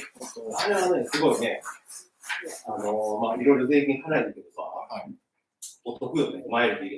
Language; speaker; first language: Japanese; native; Japanese